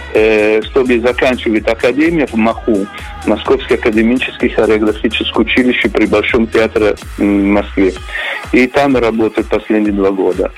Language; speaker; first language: Russian; non-native, learner; Italian